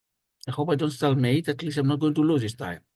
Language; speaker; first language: English; non-native, fluent; Greek